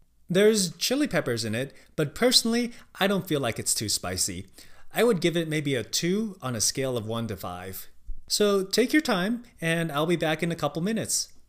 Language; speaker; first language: English; non-native, fluent; Chinese